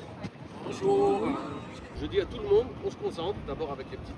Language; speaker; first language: French; native; French